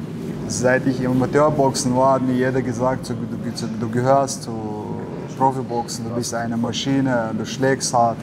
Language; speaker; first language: German; non-native, learner; Chechen